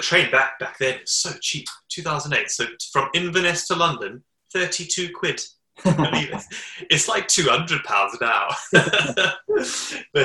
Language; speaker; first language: English; native; English